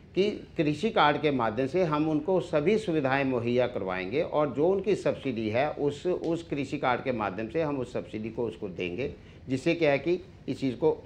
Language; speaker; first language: Hindi; native; Hindi